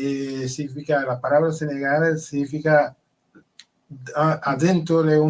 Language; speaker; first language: Spanish; non-native, learner; Haitian Creole